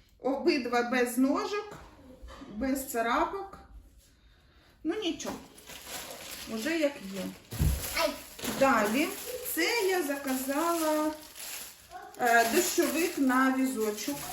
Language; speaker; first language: Ukrainian; native; Ukrainian